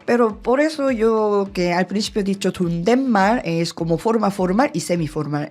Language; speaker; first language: Spanish; non-native, learner; Korean